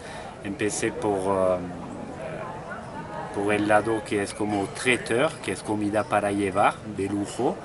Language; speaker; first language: Spanish; non-native, fluent; French